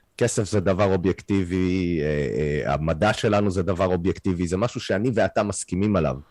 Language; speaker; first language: Hebrew; non-native, fluent; English